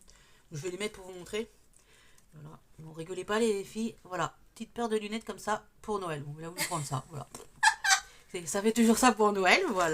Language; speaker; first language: French; native; French